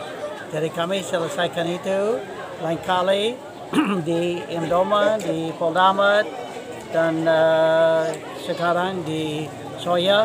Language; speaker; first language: Indonesian; non-native, fluent; English